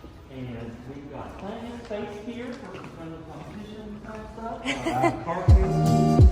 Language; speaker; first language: English; native; English